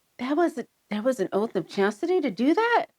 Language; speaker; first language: English; native; English